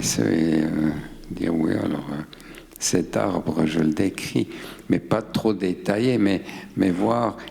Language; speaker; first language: French; non-native, local second language; German